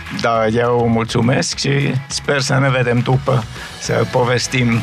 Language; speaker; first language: Romanian; non-native, fluent; German